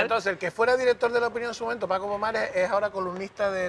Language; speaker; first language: Spanish; native; Spanish